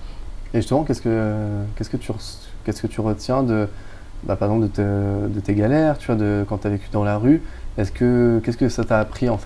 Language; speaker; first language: French; native; French